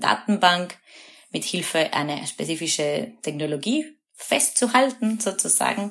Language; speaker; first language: German; non-native, fluent; Spanish